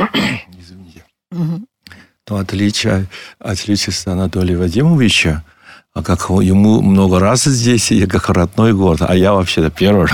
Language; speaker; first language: Russian; non-native, learner; Chinese